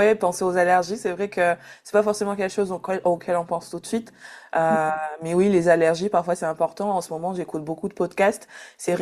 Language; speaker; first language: French; native; French